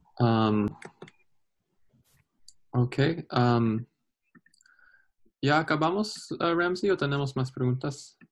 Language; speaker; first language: Spanish; non-native, learner; English